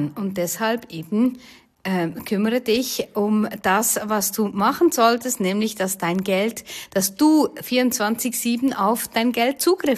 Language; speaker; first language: German; native; German